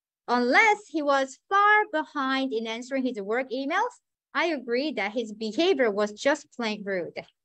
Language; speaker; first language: English; non-native, fluent; Korean